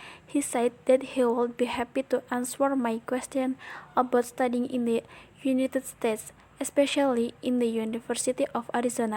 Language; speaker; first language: English; non-native, learner; Indonesian